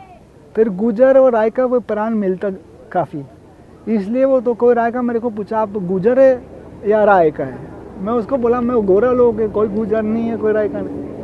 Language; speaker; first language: Hindi; non-native, learner; Italian